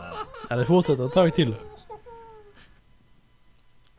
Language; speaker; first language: Swedish; native; Swedish